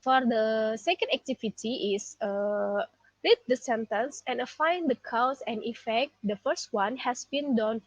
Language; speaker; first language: English; non-native, learner; Indonesian